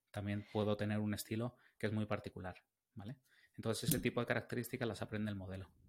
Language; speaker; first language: Spanish; native; Spanish